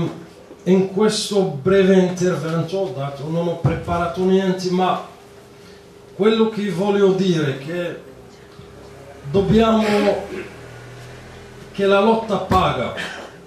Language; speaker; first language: Italian; non-native, fluent; Arabic